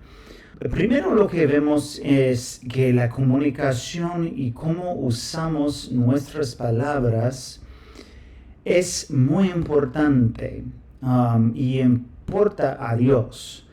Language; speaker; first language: Spanish; non-native, fluent; English